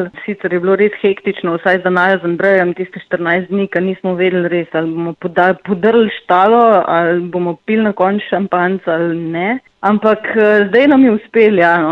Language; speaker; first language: Slovenian; native; Slovenian